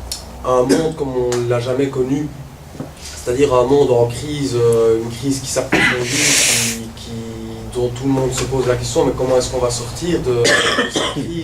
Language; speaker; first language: French; native; French